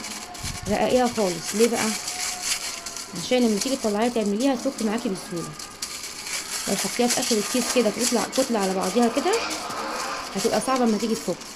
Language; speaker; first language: Arabic; native; Arabic